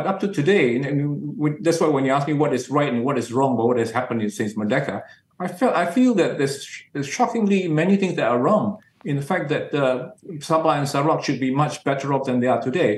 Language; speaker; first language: English; non-native, local second language; Min Nan Chinese